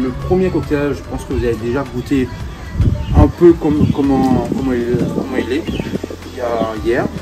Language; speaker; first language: French; non-native, local second language; Morisyen